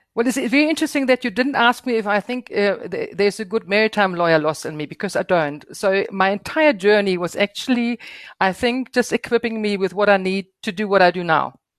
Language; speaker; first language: English; non-native, fluent; German